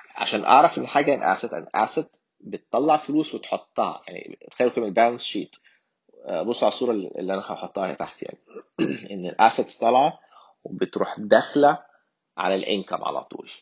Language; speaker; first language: Arabic; native; Arabic